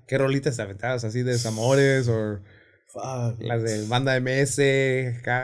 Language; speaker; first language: Spanish; early bilingual, heritage; Spanish